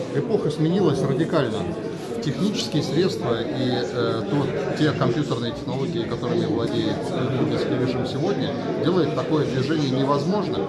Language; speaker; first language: Russian; native; Russian